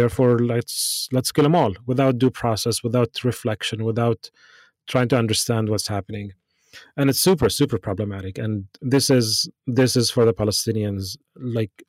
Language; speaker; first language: English; non-native, fluent; Arabic